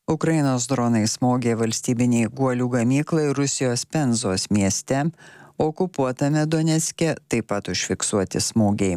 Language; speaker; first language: Lithuanian; native; Lithuanian